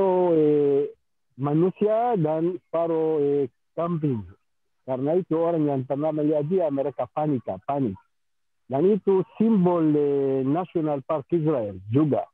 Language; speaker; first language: Indonesian; non-native, fluent; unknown